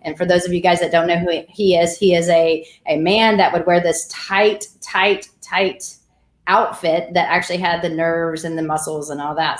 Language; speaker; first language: English; native; English